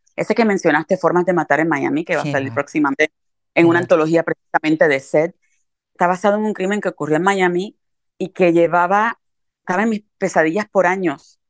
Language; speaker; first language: Spanish; native; Spanish